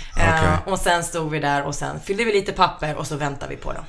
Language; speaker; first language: Swedish; early bilingual, other home language; Finnish